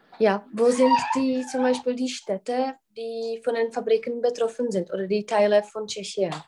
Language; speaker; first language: German; non-native, fluent; Czech